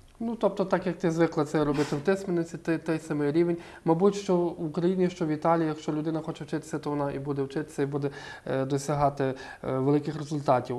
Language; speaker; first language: Ukrainian; native; Ukrainian